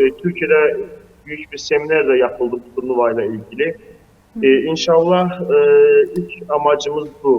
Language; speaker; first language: Turkish; non-native, fluent; Azerbaijani